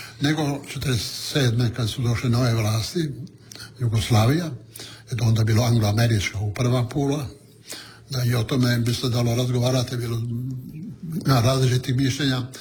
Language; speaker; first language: Croatian; non-native, local second language; Italian